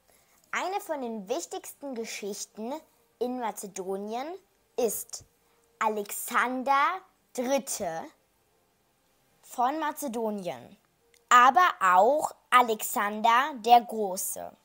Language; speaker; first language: German; early bilingual, other home language; Macedonian